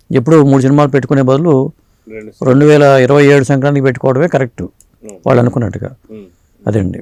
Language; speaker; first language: Telugu; native; Telugu